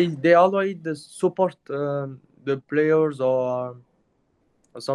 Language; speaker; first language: English; non-native, learner; Mongolian